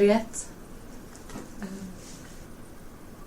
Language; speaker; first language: Icelandic; non-native, learner; English